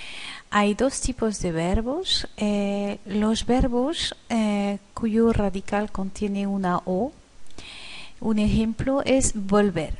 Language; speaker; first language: Spanish; non-native, fluent; French